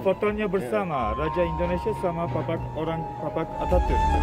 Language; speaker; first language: Indonesian; non-native, fluent; Turkish